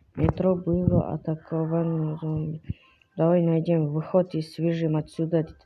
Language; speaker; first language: Russian; non-native, local second language; Kazakh